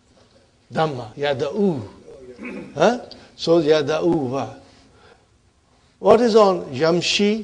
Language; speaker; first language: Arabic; non-native, fluent; English